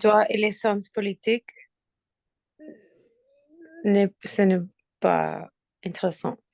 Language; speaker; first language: French; non-native, learner; Spanish